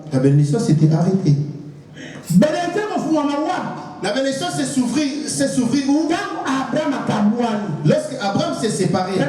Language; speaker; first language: French; non-native, local second language; Lingala